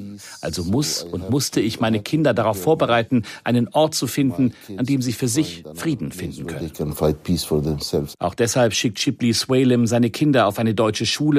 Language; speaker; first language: German; native; German